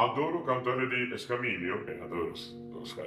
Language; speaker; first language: Italian; non-native, learner; Georgian